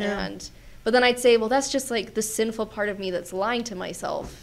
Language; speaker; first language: English; native; English